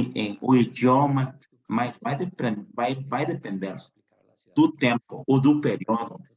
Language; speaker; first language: Portuguese; non-native, fluent; Spanish